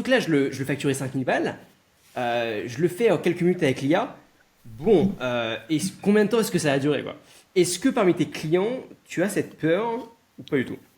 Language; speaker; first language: French; native; French